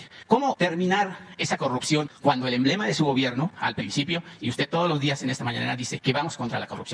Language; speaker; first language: Spanish; native; Spanish